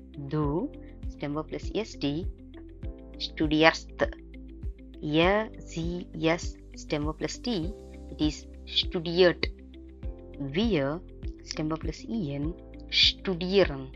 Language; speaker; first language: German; non-native, fluent; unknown